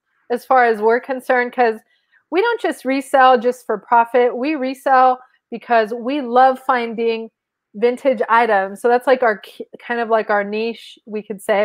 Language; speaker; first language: English; non-native, fluent; Spanish